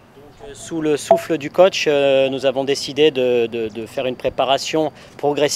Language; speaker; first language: French; native; French